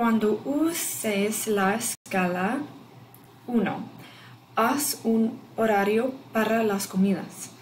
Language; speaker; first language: Spanish; non-native, learner; English